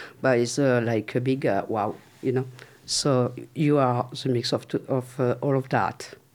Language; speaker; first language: English; non-native, learner; French